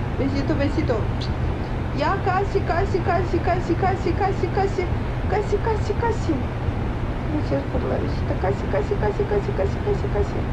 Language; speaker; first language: Spanish; non-native, fluent; Ukrainian